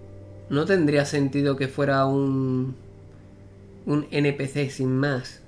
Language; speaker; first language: Spanish; native; Spanish